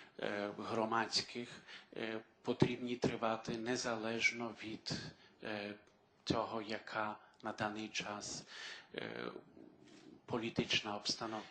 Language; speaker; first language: Ukrainian; early bilingual, heritage; Ukrainian